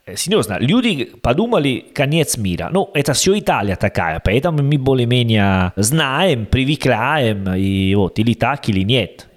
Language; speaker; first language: Russian; non-native, learner; Italian